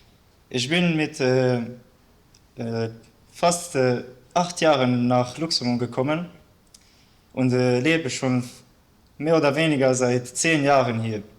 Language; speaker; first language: German; early bilingual, other home language; Bosnian